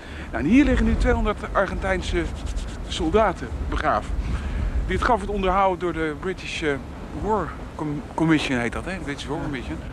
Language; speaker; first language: Dutch; native; Dutch